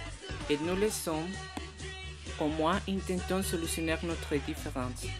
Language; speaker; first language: French; non-native, learner; Spanish